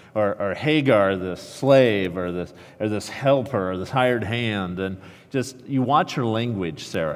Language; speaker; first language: English; native; English